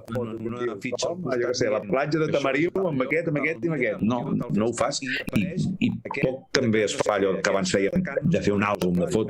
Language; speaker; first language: Catalan; native; Catalan